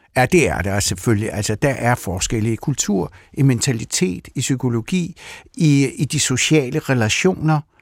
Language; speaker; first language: Danish; early bilingual, other home language; Russian